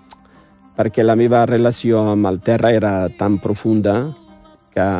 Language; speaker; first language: Catalan; non-native, fluent; Arabic